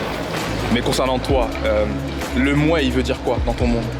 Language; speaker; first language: French; native; French